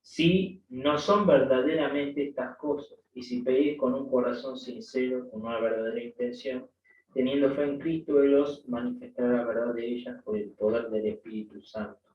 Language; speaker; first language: Spanish; native; Spanish